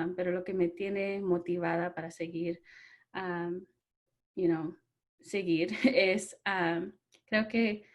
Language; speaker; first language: Spanish; early bilingual, other home language; English